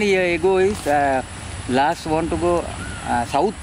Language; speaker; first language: English; non-native, learner; Sinhala